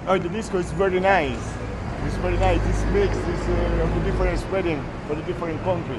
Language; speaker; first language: English; non-native, learner; Spanish